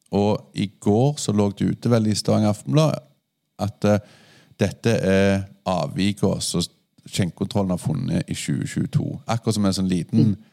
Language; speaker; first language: Norwegian; native; Norwegian